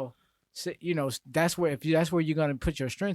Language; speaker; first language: English; native; English